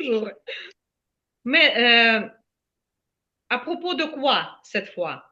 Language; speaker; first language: French; non-native, fluent; Ukrainian